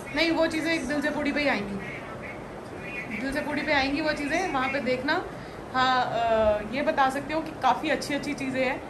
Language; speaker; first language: Hindi; native; Hindi